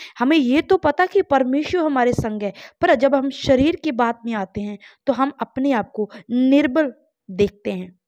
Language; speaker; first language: Hindi; non-native, local second language; Punjabi